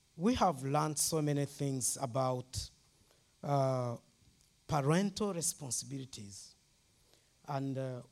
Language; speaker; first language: English; non-native, local second language; Kinyarwanda